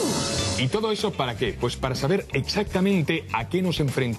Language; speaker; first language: Spanish; native; Spanish